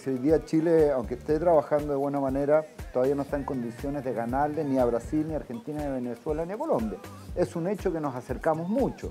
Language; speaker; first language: Spanish; native; Spanish